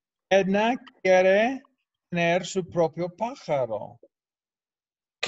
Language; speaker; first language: Spanish; non-native, fluent; English